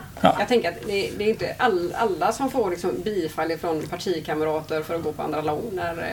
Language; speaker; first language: Swedish; native; Swedish